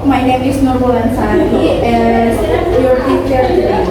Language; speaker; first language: English; non-native, learner; Indonesian